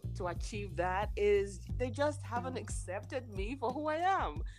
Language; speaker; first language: English; non-native, local second language; Igbo